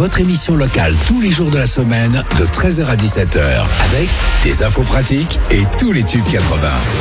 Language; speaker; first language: French; native; French